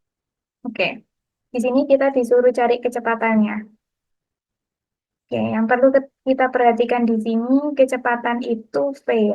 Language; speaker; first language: Indonesian; native; Indonesian